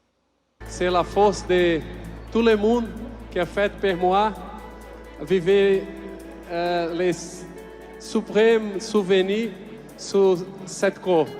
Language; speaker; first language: French; non-native, learner; Portuguese